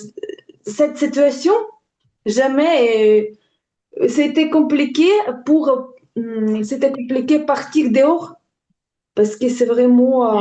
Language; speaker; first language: French; non-native, learner; Ukrainian